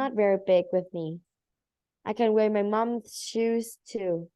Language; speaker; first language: English; non-native, learner; Vietnamese